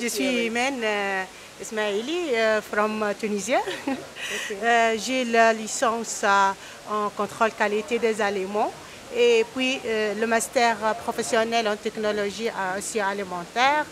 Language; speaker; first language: French; non-native, local second language; Arabic